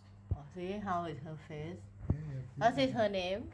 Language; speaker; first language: English; non-native, learner; Thai